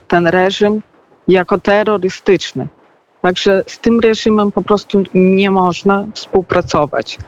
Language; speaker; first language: Polish; non-native, fluent; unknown